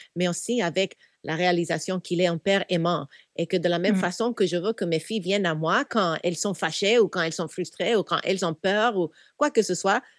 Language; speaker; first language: French; non-native, fluent; Korean